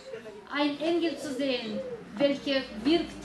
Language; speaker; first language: German; non-native, learner; Russian